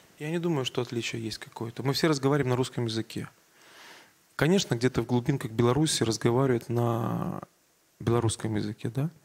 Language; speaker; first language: Russian; native; Russian